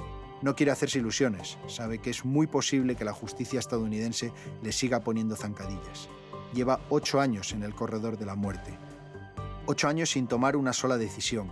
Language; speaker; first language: Spanish; native; Spanish